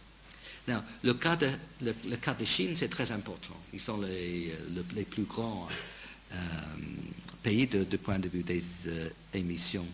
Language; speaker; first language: French; non-native, fluent; English